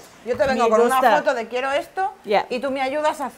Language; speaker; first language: Spanish; native; Spanish